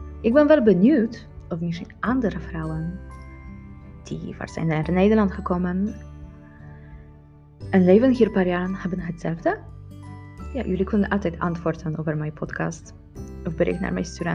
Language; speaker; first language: Dutch; non-native, learner; Polish